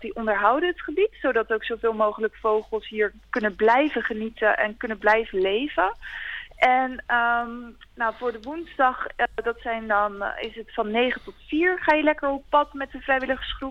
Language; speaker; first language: Dutch; native; Dutch